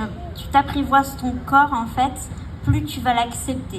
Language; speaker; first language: French; native; French